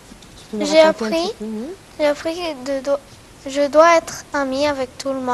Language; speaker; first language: French; non-native, learner; Greek